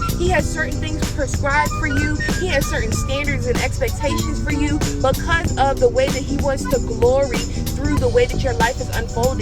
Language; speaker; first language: English; native; English